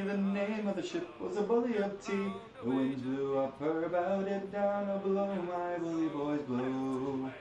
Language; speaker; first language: English; native; English